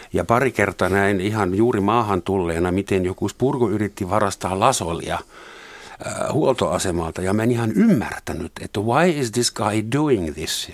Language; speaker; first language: Finnish; non-native, fluent; German